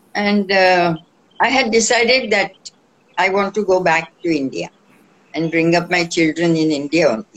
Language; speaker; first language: English; non-native, local second language; Marathi